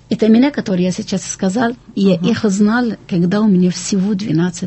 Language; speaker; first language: Russian; non-native, fluent; Arabic